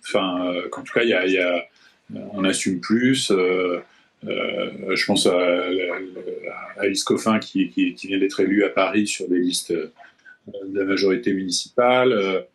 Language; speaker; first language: French; native; French